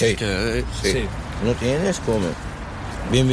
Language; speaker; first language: Spanish; non-native, learner; Arabic